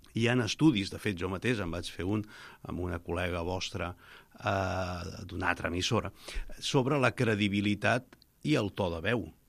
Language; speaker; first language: Catalan; native; Catalan